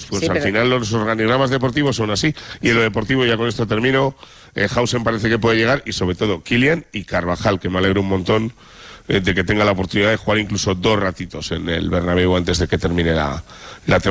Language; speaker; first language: Spanish; native; Spanish